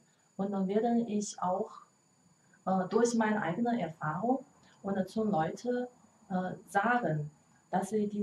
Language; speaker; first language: German; non-native, learner; Chinese